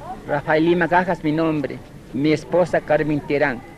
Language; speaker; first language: Spanish; non-native, local second language; Quechua